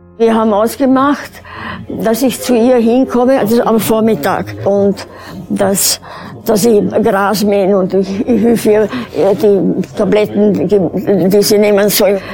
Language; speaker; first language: German; early bilingual, other home language; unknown